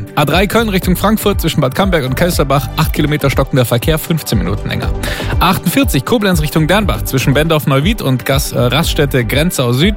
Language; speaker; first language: German; native; German